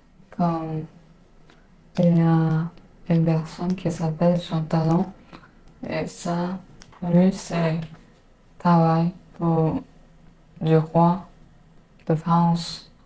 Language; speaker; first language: French; non-native, learner; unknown